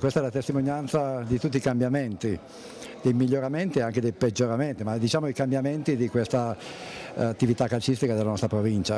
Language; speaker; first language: Italian; native; Italian